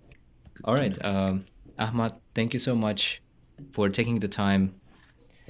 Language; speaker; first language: English; non-native, fluent; Tajik